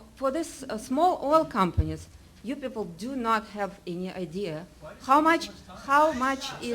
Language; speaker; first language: English; non-native, fluent; Russian